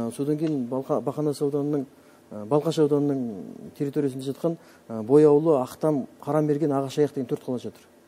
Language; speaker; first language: Kazakh; native; Kazakh